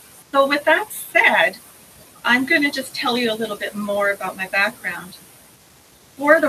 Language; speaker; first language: English; native; English